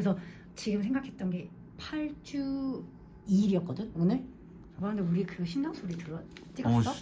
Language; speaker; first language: Korean; early bilingual, heritage; Korean